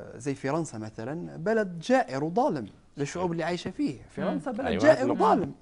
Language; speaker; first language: Arabic; non-native, local second language; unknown